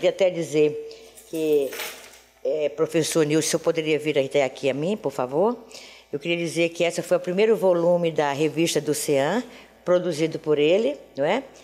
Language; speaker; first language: Portuguese; native; Portuguese